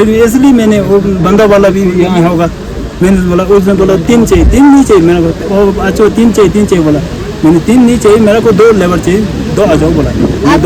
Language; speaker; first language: Hindi; non-native, local second language; Tibetan